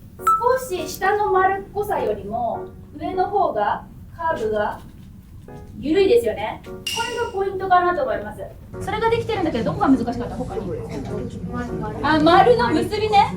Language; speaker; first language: Japanese; native; Japanese